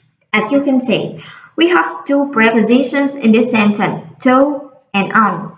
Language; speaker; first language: English; non-native, fluent; Vietnamese